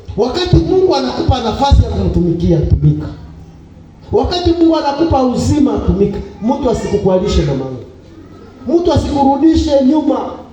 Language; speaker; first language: Swahili; native; Swahili